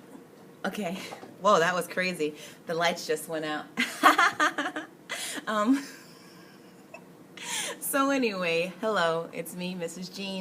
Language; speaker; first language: English; native; English